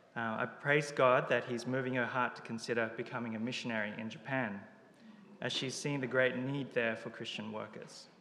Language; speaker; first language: English; early bilingual, other home language; Japanese